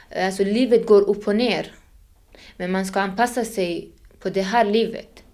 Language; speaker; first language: Swedish; non-native, fluent; Persian